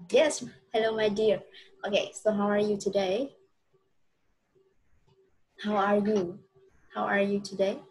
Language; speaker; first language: English; non-native, fluent; Vietnamese